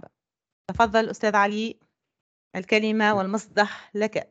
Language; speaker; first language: Arabic; native; Arabic